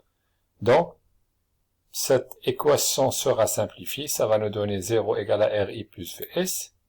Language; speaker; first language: French; non-native, local second language; Arabic